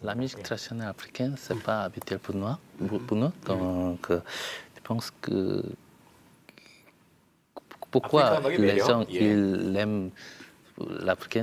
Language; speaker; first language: French; non-native, learner; Korean